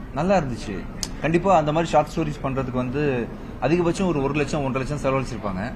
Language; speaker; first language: Tamil; native; Tamil